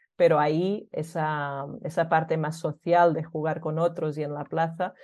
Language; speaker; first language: Spanish; early bilingual, other home language; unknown